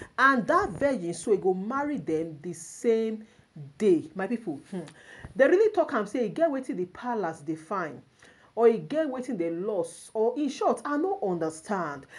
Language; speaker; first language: Nigerian Pidgin; non-native, local second language; Yoruba